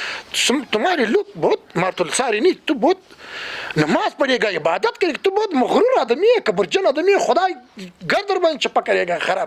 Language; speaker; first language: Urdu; non-native, learner; Pashto